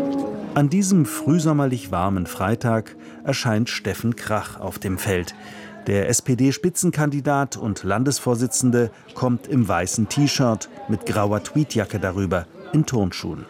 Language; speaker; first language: German; native; German